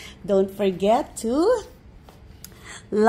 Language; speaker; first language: English; non-native, local second language; Hiligaynon